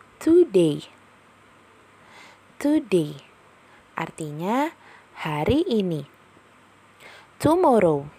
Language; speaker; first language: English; non-native, fluent; Indonesian